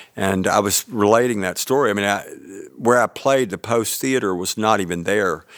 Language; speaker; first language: English; native; English